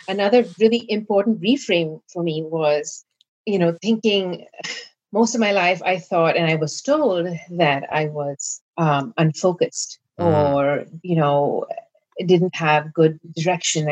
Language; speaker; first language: English; non-native, local second language; Gujarati